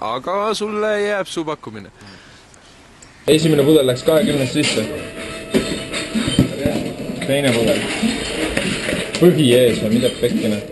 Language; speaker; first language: Estonian; native; Estonian